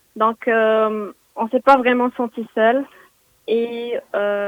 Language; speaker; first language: French; non-native, local second language; Arabic